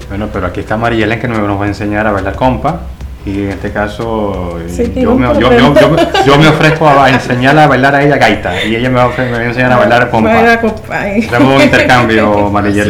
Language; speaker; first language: Spanish; native; Spanish